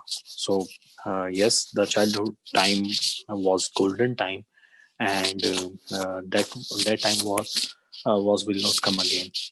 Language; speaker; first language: English; non-native, learner; Urdu